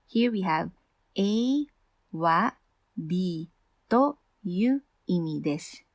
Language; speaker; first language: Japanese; non-native, fluent; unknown